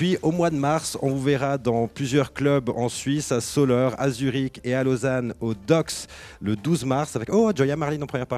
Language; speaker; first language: French; native; French